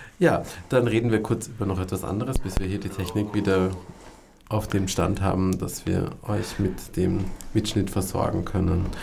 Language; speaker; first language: German; native; German